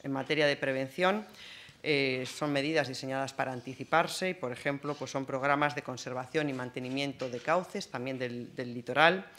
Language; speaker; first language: Spanish; native; Spanish